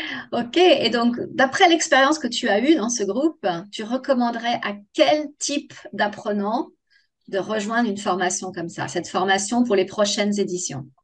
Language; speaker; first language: French; native; French